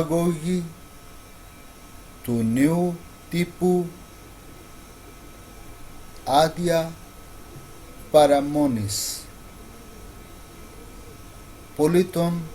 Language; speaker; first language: Greek; non-native, learner; Urdu